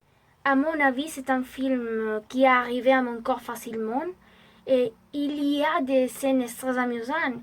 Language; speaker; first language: French; non-native, learner; Spanish